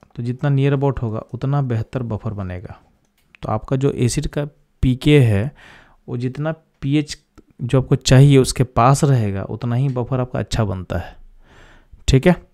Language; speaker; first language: Hindi; native; Hindi